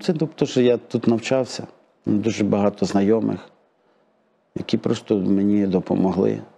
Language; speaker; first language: Ukrainian; native; Ukrainian